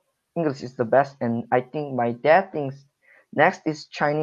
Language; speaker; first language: English; non-native, learner; Korean